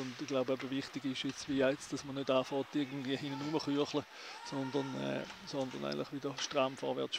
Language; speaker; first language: German; native; German